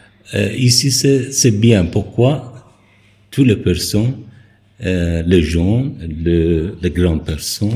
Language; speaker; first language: French; non-native, learner; Persian